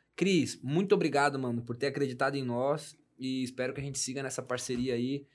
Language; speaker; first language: Portuguese; native; Portuguese